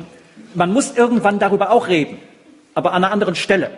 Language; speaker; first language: German; native; German